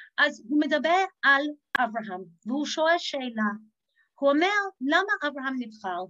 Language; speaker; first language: Hebrew; non-native, fluent; English